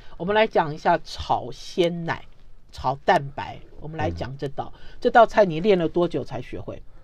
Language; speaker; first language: Chinese; native; Chinese